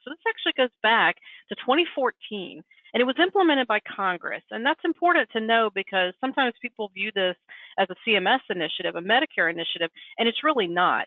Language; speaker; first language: English; native; English